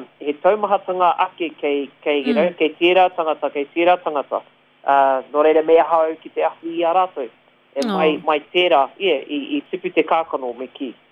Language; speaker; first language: Māori; non-native, local second language; English